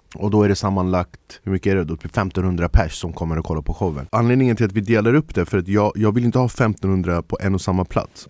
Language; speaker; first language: Swedish; early bilingual, other home language; Kurdish